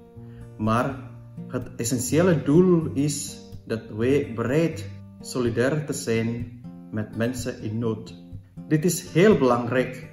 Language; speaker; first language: Dutch; non-native, fluent; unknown